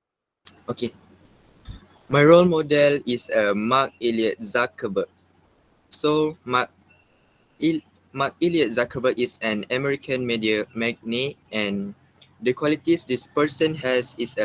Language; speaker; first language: English; non-native, local second language; Malay